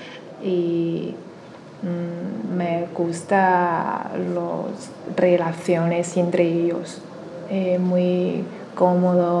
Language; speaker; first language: Spanish; non-native, learner; Chinese